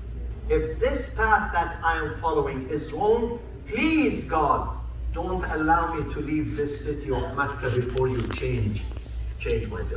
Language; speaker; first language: English; non-native, fluent; Arabic